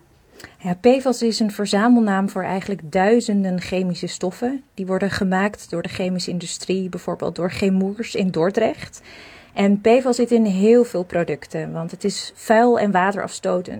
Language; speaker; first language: Dutch; native; Dutch